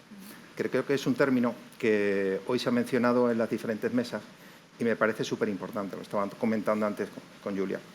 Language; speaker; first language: Spanish; native; Spanish